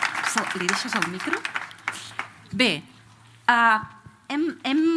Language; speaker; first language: Catalan; native; Catalan